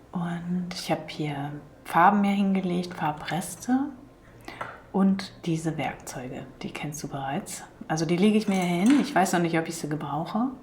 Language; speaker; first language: German; native; German